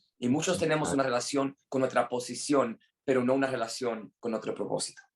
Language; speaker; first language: Spanish; non-native, fluent; English